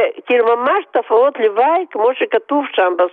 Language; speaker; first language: Hebrew; non-native, fluent; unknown